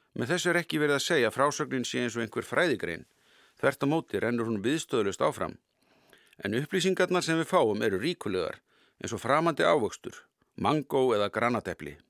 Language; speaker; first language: Icelandic; native; Icelandic